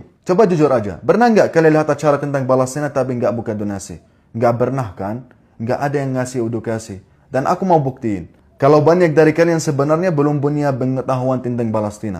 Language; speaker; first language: Indonesian; non-native, fluent; Arabic